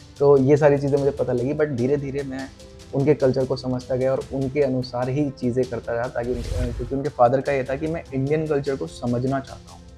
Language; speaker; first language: Hindi; native; Hindi